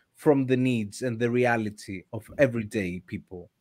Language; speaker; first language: English; non-native, fluent; Greek